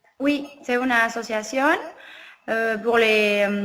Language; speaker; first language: French; non-native, learner; Spanish